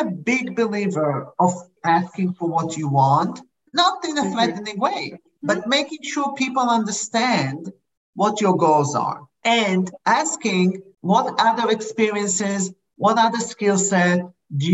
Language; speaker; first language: English; non-native, fluent; Hebrew